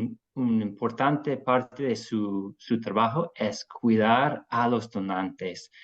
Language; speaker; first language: Spanish; non-native, fluent; English